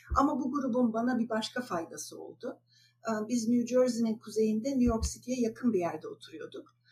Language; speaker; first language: Turkish; native; Turkish